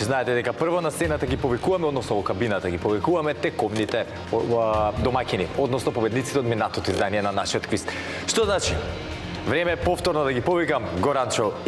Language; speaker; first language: Macedonian; native; Macedonian